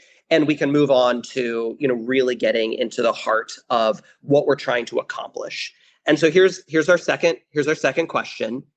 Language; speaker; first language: English; native; English